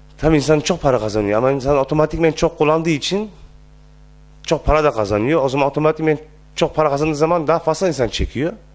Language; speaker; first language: Turkish; early bilingual, heritage; Turkish